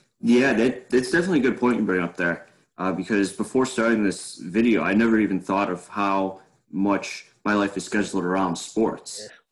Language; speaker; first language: English; native; English